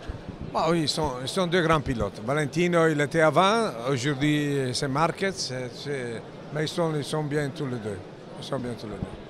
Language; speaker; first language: French; non-native, fluent; Italian